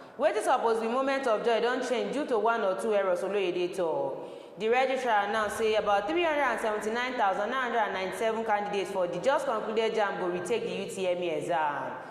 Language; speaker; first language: Nigerian Pidgin; non-native, local second language; Yoruba